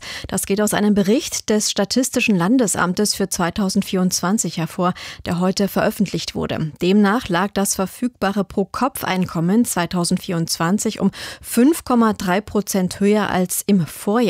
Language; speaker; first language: German; native; German